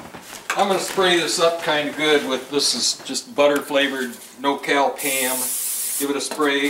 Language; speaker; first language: English; native; English